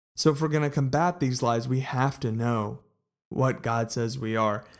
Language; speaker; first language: English; native; English